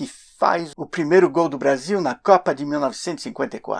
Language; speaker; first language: Portuguese; non-native, fluent; French